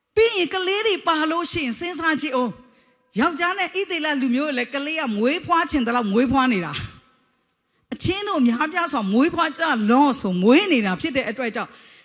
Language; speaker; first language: Burmese; non-native, local second language; Kachin